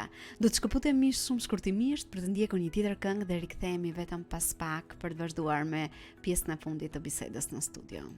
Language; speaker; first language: Albanian; native; Albanian